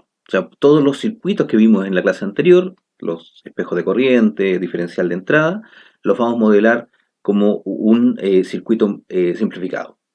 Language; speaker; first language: Spanish; native; Spanish